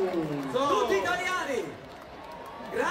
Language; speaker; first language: Italian; early bilingual, heritage; German